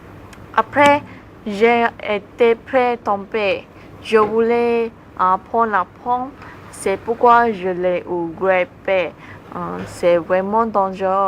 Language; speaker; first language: French; non-native, learner; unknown